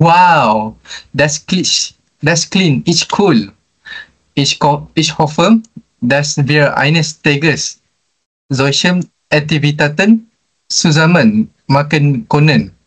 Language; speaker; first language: German; non-native, learner; Malay